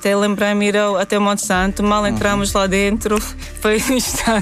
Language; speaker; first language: Portuguese; non-native, fluent; Latvian